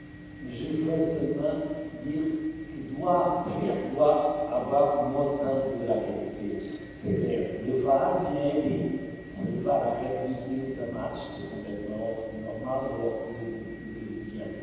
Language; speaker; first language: French; non-native, fluent; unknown